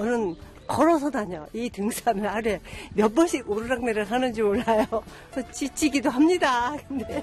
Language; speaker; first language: Korean; native; Korean